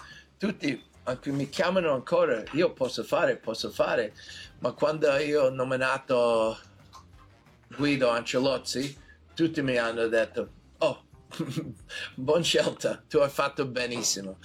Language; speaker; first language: Italian; non-native, fluent; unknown